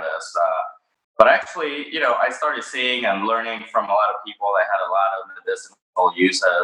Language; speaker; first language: English; non-native, fluent; Spanish